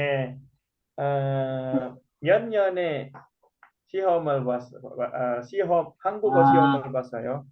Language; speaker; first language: Korean; non-native, fluent; Indonesian